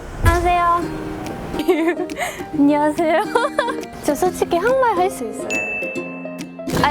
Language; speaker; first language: Korean; non-native, learner; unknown